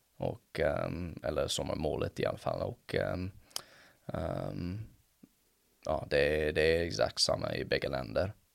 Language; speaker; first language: Swedish; non-native, fluent; English